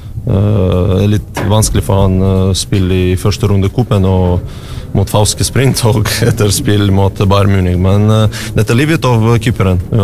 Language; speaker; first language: Norwegian; non-native, learner; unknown